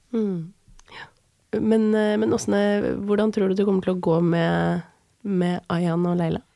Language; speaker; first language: Norwegian; native; Norwegian